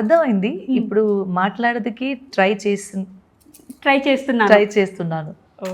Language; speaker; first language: Telugu; non-native, learner; Malayalam